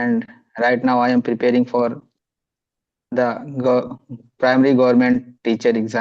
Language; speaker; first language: English; non-native, learner; Hindi